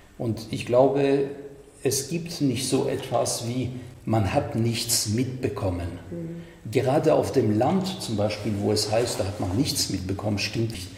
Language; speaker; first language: German; non-native, fluent; French